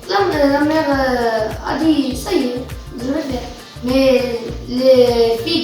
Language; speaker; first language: French; non-native, learner; Arabic